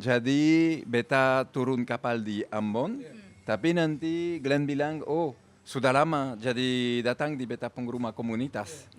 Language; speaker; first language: Indonesian; non-native, fluent; French